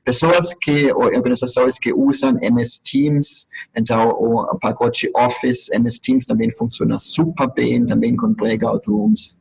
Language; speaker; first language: Portuguese; non-native, fluent; German